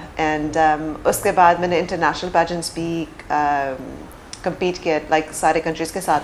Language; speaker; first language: Hindi; early bilingual, heritage; English